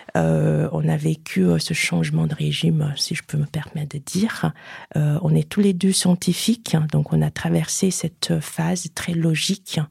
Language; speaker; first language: French; non-native, fluent; Chinese